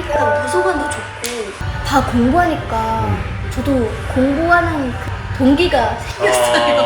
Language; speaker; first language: Korean; non-native, fluent; Indonesian